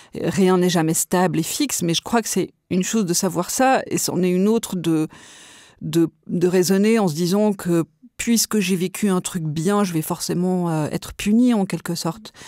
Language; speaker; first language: French; native; French